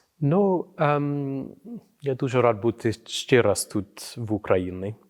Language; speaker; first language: Ukrainian; non-native, fluent; English